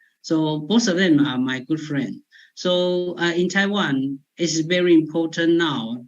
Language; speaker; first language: English; non-native, fluent; Chinese